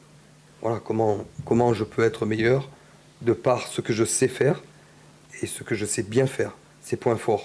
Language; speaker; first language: French; native; French